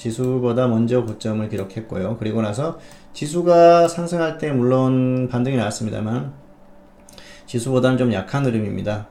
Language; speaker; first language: Korean; native; Korean